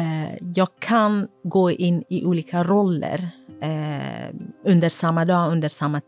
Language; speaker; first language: Swedish; non-native, fluent; Kurdish